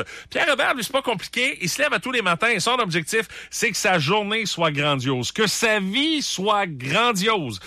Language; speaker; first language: French; native; French